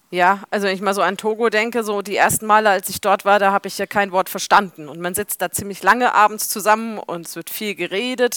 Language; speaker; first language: German; native; German